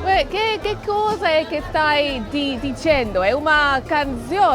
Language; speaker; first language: Italian; non-native, learner; English